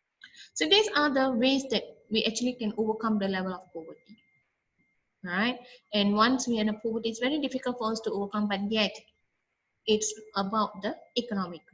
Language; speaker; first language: English; non-native, local second language; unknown